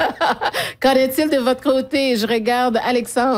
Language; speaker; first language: French; native; French